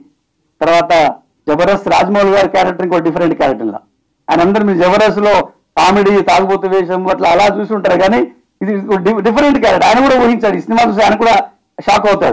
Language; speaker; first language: Telugu; native; Telugu